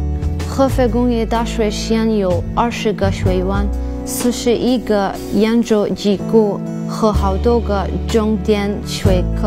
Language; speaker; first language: Chinese; non-native, fluent; Arabic